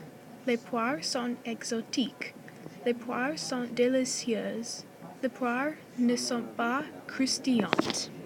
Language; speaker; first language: French; non-native, learner; English